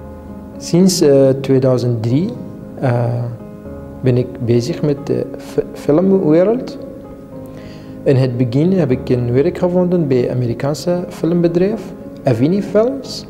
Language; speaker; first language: Dutch; non-native, learner; Kurdish